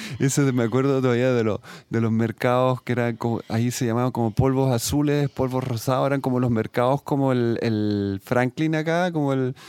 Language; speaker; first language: Spanish; native; Spanish